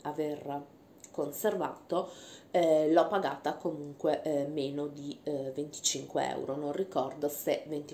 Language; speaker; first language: Italian; native; Italian